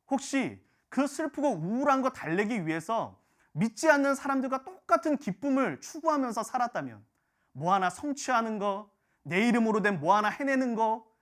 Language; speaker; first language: Korean; native; Korean